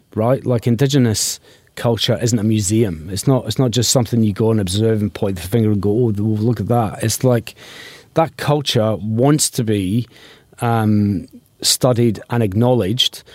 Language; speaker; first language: English; native; English